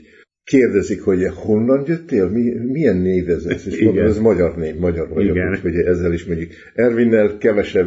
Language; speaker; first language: Hungarian; early bilingual, heritage; Hungarian